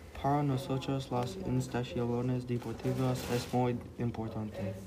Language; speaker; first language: Spanish; non-native, learner; English